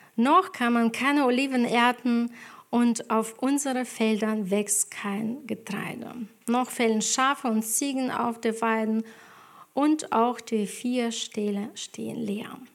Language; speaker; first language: German; non-native, fluent; Ukrainian